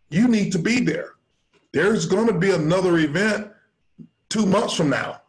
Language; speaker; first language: English; native; English